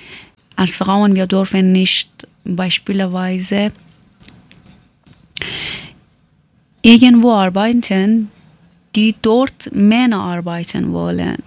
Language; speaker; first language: German; non-native, learner; Persian